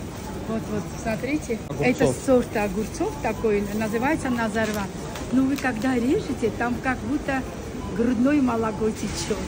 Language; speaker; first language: Russian; non-native, local second language; Armenian